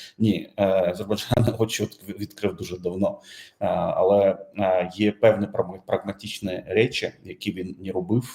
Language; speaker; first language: Ukrainian; non-native, fluent; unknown